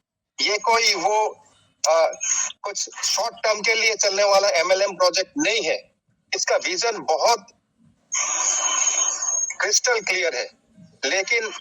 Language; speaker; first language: Hindi; native; Hindi